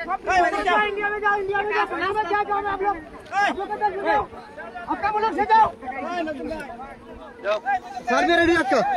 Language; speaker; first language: Hindi; non-native, learner; Bangla